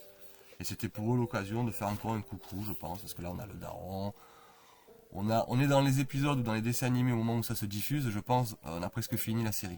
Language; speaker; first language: French; native; French